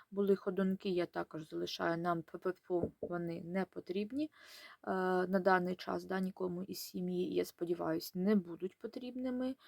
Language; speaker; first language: Ukrainian; non-native, local second language; Russian